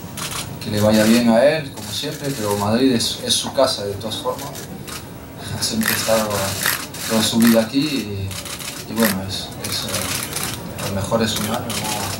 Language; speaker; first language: Spanish; non-native, fluent; French